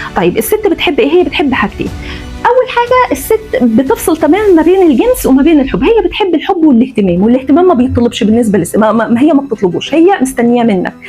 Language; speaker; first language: Egyptian Arabic; early bilingual, heritage; Arabic